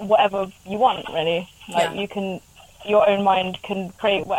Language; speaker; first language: English; native; English